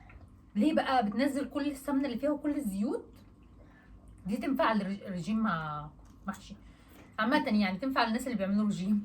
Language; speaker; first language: Arabic; native; Arabic